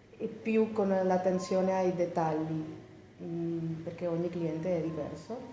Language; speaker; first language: Italian; early bilingual, heritage; Spanish